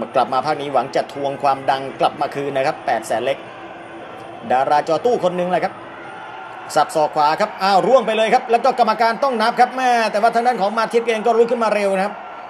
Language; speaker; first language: Thai; native; Thai